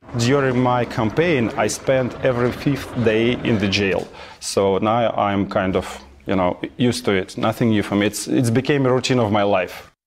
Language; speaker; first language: English; non-native, fluent; Russian